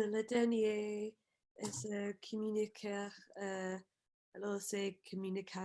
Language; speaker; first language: French; non-native, fluent; English